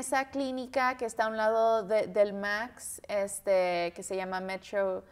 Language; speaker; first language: Spanish; early bilingual, heritage; Spanish